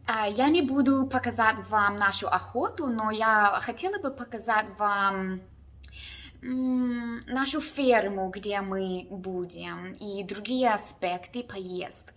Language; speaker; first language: Russian; non-native, learner; English